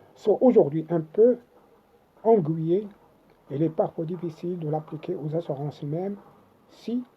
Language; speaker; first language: French; non-native, local second language; Arabic